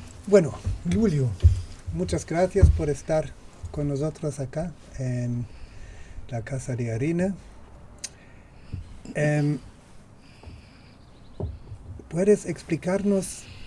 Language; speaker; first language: Spanish; non-native, fluent; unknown